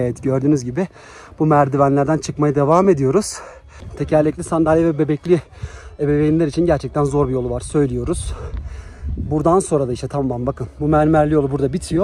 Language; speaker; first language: Turkish; native; Turkish